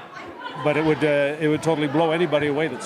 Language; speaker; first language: English; native; English